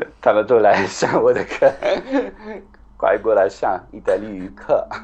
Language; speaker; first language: Chinese; non-native, fluent; Italian